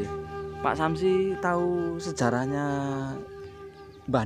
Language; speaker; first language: Indonesian; non-native, local second language; Javanese